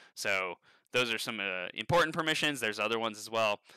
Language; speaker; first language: English; native; English